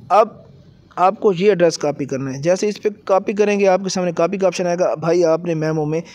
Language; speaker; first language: Urdu; native; Urdu